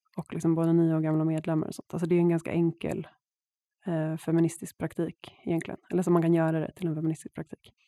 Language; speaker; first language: Swedish; native; Swedish